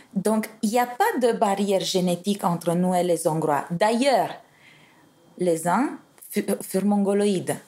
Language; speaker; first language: French; non-native, fluent; Romanian